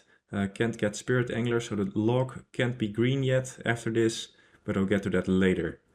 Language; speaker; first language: English; non-native, fluent; Dutch